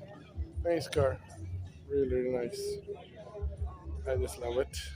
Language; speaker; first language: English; non-native, local second language; Urdu